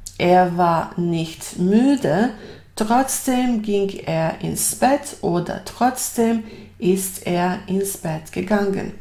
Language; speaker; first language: German; non-native, fluent; Bosnian